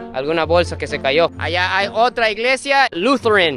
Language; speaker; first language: Spanish; non-native, fluent; Japanese